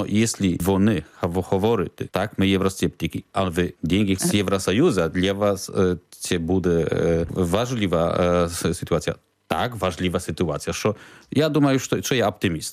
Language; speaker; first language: Ukrainian; non-native, learner; Polish